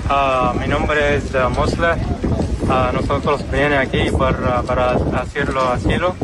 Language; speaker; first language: Spanish; non-native, learner; Arabic